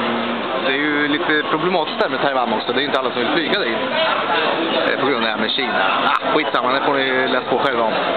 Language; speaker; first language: Swedish; native; Swedish